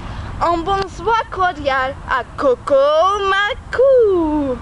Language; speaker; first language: French; non-native, learner; German